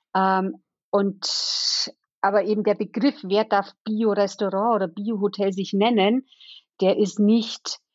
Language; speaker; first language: German; native; German